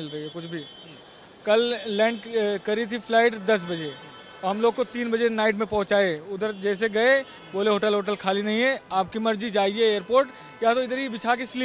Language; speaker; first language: Hindi; native; Hindi